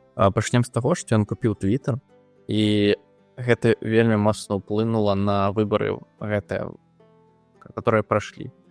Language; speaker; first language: Belarusian; non-native, local second language; Russian